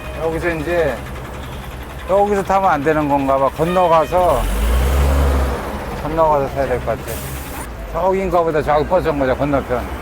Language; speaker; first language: Korean; native; Korean